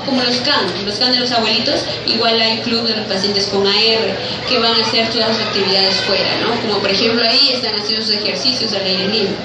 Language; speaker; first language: Spanish; native; Spanish